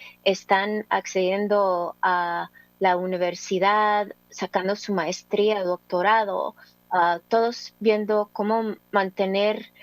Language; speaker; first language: Spanish; early bilingual, heritage; English